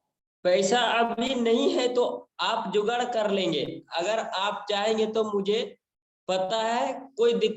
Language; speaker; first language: Hindi; native; Hindi